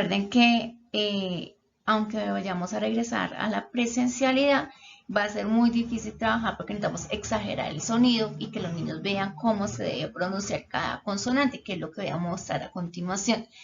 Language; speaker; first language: Spanish; native; Spanish